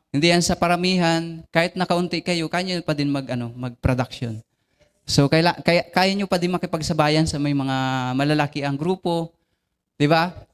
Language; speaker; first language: Filipino; non-native, local second language; Bikol